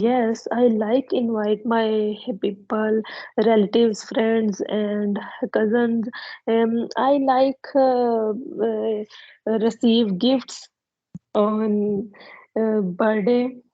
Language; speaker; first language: English; non-native, learner; Punjabi